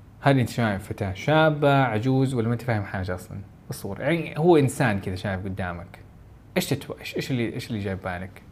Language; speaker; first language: Arabic; native; Arabic